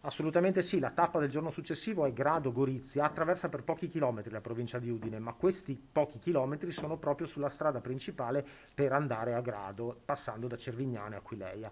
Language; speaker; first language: Italian; native; Italian